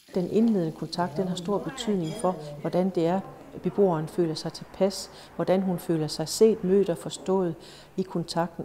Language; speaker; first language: Danish; native; Danish